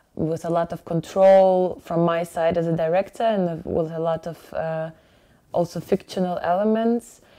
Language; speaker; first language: English; early bilingual, other home language; Ukrainian